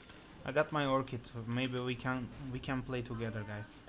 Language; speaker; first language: English; non-native, learner; Turkish